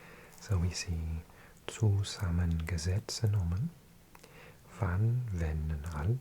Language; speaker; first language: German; non-native, learner; English